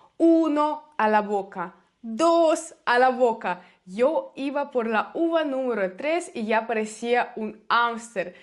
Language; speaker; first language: Spanish; non-native, fluent; Russian